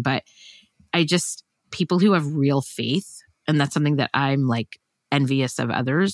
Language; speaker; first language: English; native; English